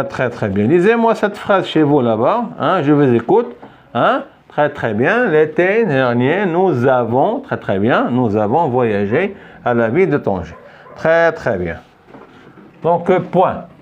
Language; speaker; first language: French; non-native, fluent; Arabic